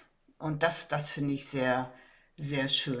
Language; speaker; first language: German; native; German